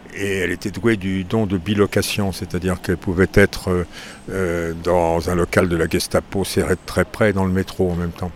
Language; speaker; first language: French; native; French